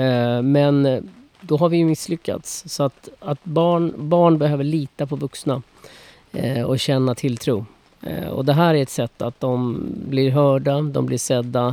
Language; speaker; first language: Swedish; native; Swedish